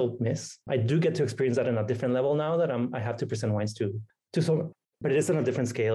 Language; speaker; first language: English; non-native, fluent; Spanish